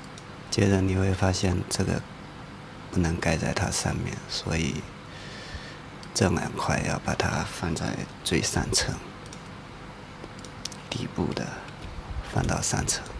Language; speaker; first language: Chinese; native; Chinese